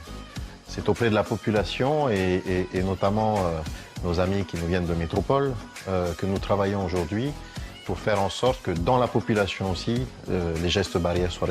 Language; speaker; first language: French; native; French